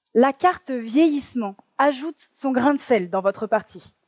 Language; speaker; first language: French; native; French